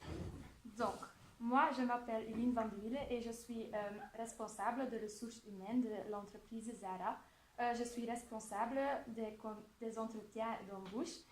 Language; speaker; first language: French; non-native, local second language; Dutch